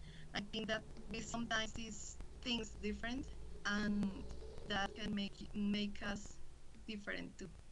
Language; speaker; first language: English; non-native, learner; Spanish